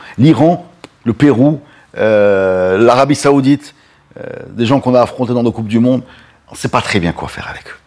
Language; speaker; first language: French; non-native, local second language; Arabic